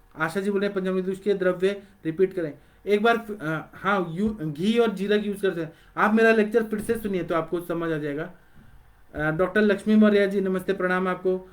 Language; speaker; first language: Hindi; non-native, local second language; Marathi